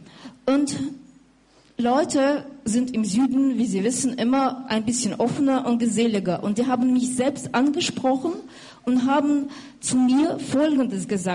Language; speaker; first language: German; non-native, fluent; Russian